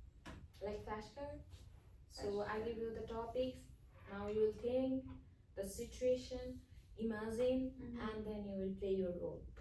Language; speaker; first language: English; non-native, fluent; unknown